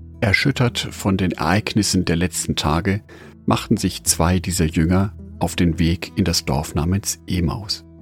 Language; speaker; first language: German; native; German